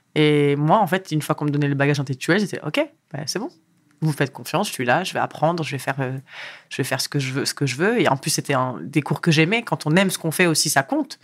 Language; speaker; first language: French; early bilingual, other home language; Arabic